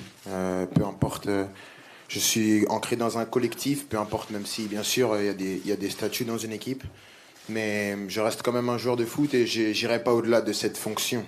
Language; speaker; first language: French; native; French